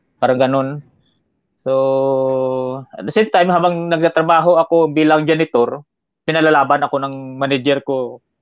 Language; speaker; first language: Filipino; non-native, local second language; Hiligaynon